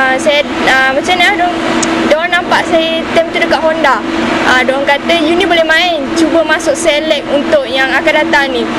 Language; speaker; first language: Malay; native; Malay